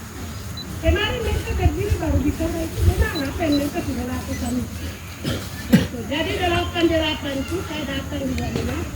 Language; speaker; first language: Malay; non-native, local second language; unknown